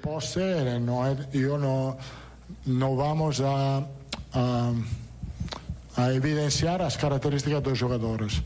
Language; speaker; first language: Portuguese; non-native, learner; Italian